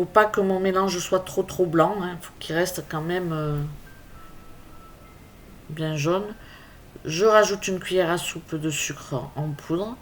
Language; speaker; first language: French; native; French